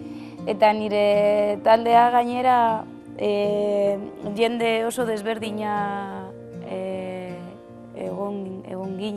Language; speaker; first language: Basque; non-native, local second language; Spanish